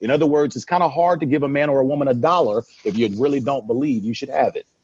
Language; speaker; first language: English; native; English